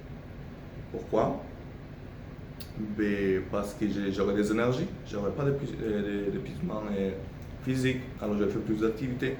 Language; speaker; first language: French; non-native, fluent; Spanish